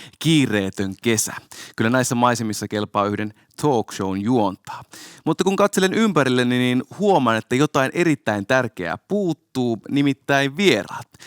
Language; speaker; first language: Finnish; native; Finnish